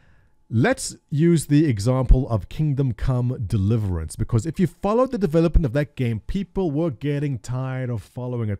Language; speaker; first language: English; native; English